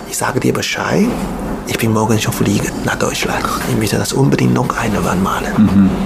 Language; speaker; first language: German; non-native, learner; Chinese